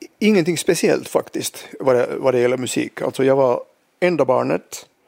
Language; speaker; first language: Swedish; non-native, local second language; Finnish